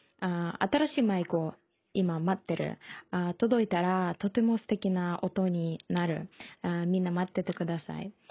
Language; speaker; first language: Japanese; non-native, learner; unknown